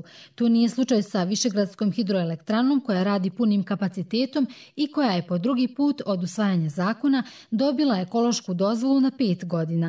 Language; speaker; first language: Serbian; native; Serbian